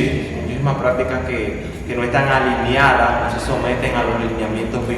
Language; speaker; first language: Spanish; native; Spanish